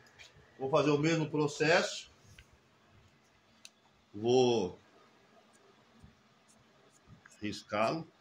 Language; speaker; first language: Portuguese; native; Portuguese